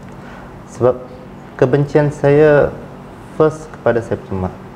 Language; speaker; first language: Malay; non-native, local second language; Tamil